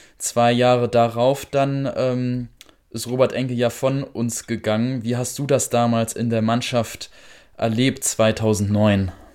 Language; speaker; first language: German; native; German